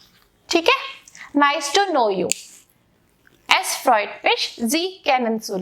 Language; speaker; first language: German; non-native, fluent; Hindi